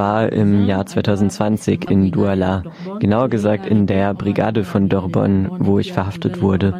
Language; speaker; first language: German; non-native, fluent; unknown